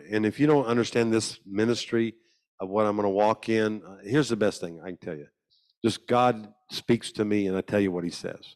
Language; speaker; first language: English; native; English